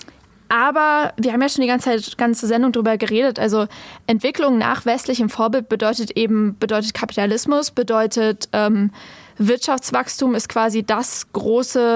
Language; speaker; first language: German; native; German